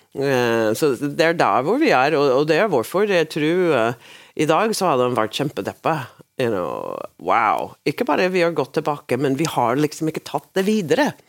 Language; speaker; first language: Norwegian; non-native, fluent; English